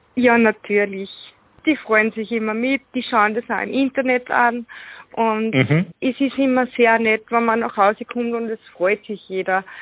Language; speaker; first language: German; native; German